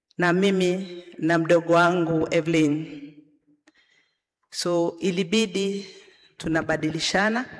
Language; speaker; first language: Swahili; non-native, local second language; Gusii